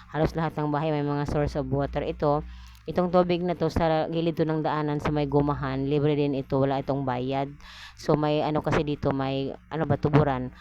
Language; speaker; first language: Filipino; non-native, local second language; Cebuano